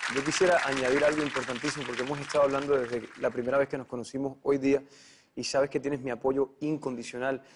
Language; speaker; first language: Spanish; early bilingual, heritage; Spanish